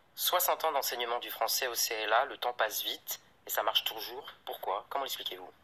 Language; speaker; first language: French; native; French